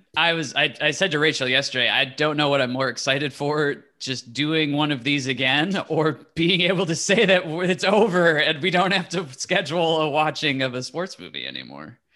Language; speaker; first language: English; native; English